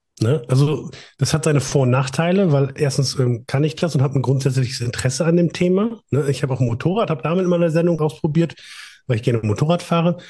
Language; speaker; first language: German; native; German